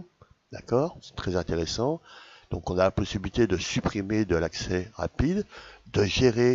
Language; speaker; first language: French; native; French